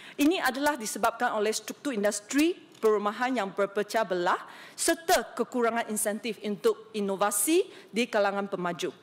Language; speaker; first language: Malay; non-native, local second language; Chinese